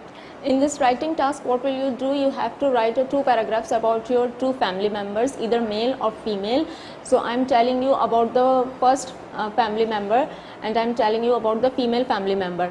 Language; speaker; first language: English; non-native, local second language; Urdu